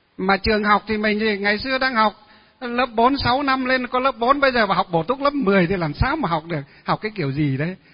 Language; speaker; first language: Vietnamese; non-native, local second language; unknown